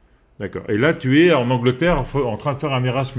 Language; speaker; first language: French; native; French